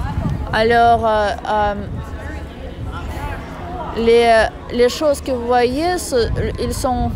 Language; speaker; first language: French; non-native, fluent; Russian